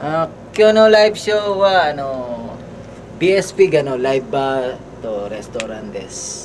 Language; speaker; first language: Japanese; non-native, learner; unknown